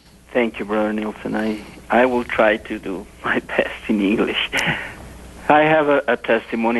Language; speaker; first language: English; non-native, fluent; Spanish